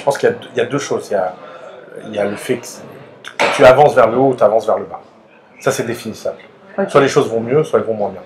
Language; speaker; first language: French; early bilingual, other home language; Arabic